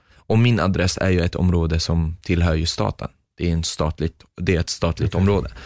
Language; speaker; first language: Swedish; non-native, fluent; Arabic